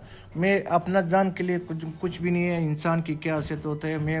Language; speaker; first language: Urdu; non-native, local second language; Pashto